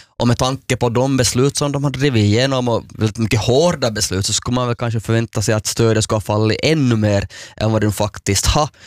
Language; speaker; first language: Swedish; native; Swedish